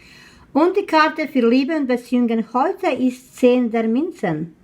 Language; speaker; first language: German; non-native, fluent; Croatian